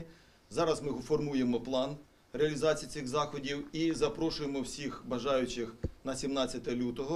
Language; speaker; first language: Ukrainian; native; Ukrainian